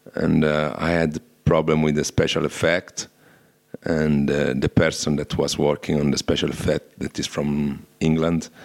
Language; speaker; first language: English; non-native, fluent; Italian